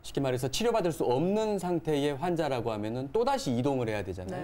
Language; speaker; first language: Korean; native; Korean